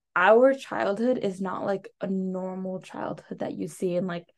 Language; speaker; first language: English; early bilingual, other home language; Telugu